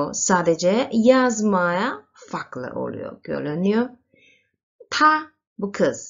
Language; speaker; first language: Turkish; non-native, learner; Chinese